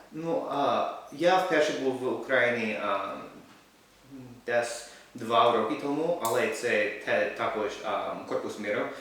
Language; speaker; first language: Ukrainian; non-native, learner; English